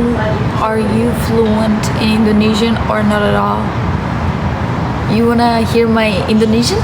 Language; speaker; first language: English; non-native, fluent; Turkish